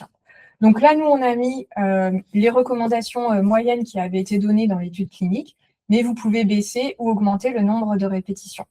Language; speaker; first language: French; native; French